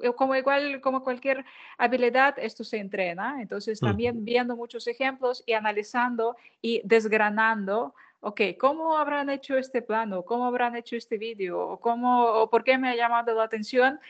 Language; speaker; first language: Spanish; non-native, fluent; Ukrainian